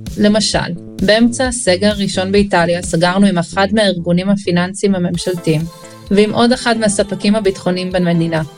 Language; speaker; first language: Hebrew; non-native, fluent; English